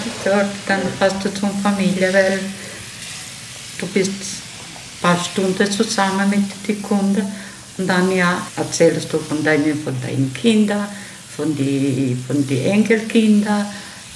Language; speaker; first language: German; non-native, learner; Italian